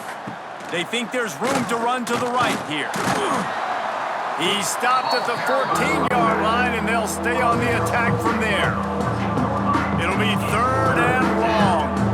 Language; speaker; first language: English; native; English